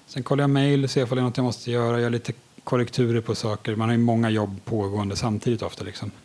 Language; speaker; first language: Swedish; native; Swedish